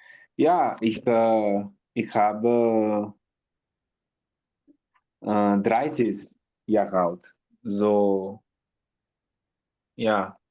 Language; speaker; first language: German; non-native, learner; Portuguese